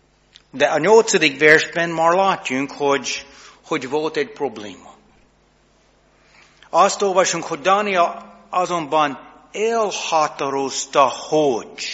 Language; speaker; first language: Hungarian; non-native, fluent; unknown